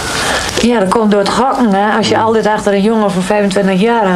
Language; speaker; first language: Dutch; native; Dutch